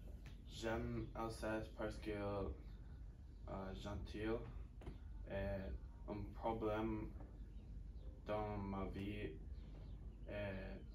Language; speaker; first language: French; non-native, learner; English